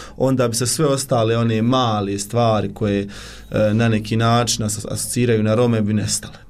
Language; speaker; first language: Serbian; native; Serbian